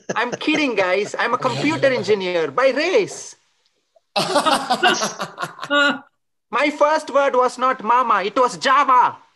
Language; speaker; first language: English; non-native, local second language; Tamil